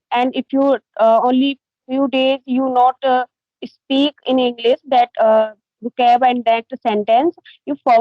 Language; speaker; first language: English; non-native, learner; Hindi